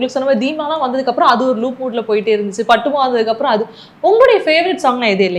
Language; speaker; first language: Tamil; native; Tamil